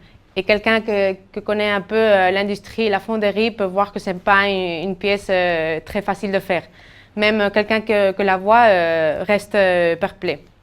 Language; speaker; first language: French; non-native, fluent; Spanish